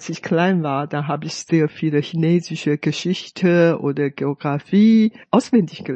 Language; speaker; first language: German; non-native, fluent; Hakka Chinese